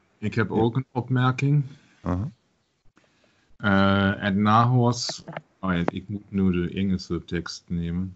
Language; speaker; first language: Dutch; non-native, learner; German